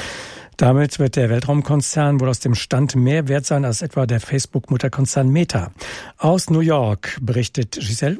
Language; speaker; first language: German; native; German